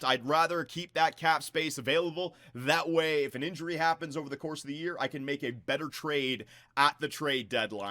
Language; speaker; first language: English; native; English